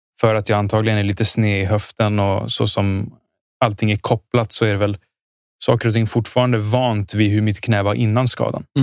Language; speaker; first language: Swedish; early bilingual, other home language; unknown